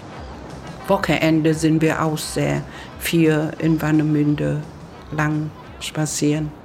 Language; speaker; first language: German; non-native, learner; Vietnamese